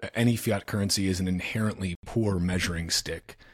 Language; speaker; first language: English; native; English